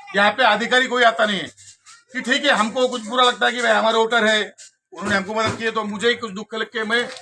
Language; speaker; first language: Hindi; non-native, local second language; Marathi